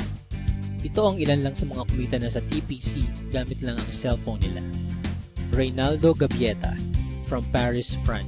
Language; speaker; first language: Filipino; native; Filipino